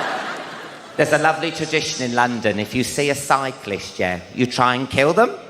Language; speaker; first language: English; native; English